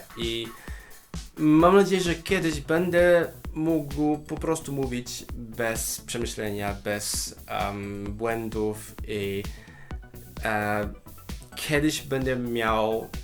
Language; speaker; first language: Polish; non-native, fluent; Cantonese